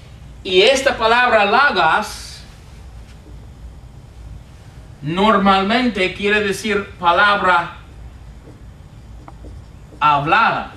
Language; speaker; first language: Spanish; non-native, fluent; English